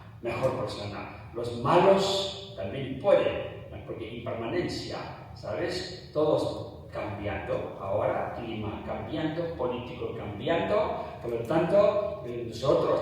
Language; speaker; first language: Spanish; non-native, fluent; Tibetan